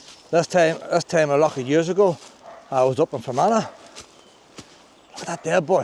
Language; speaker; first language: English; native; English